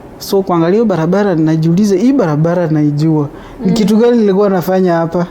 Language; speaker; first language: Swahili; non-native, local second language; Gusii